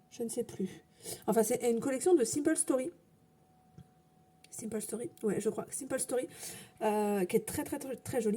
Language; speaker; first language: French; native; French